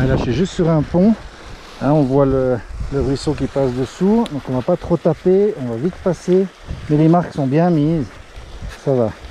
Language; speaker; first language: French; native; French